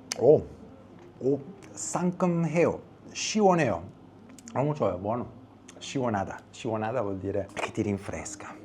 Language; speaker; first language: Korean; non-native, learner; Italian